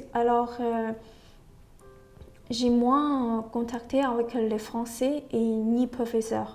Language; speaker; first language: French; non-native, learner; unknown